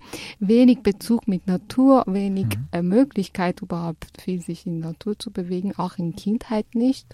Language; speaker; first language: German; non-native, fluent; Persian